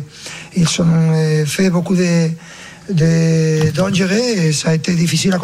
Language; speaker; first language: French; non-native, learner; Spanish